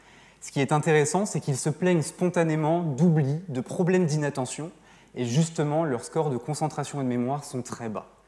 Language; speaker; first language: French; native; French